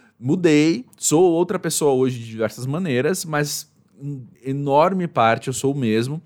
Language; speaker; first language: Portuguese; native; Portuguese